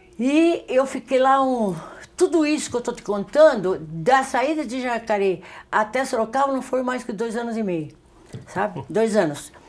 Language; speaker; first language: Portuguese; early bilingual, other home language; Spanish